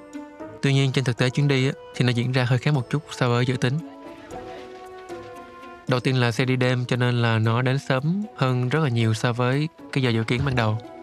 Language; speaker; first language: Vietnamese; native; Vietnamese